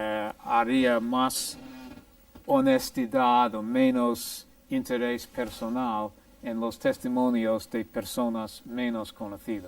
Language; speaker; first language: Spanish; non-native, fluent; English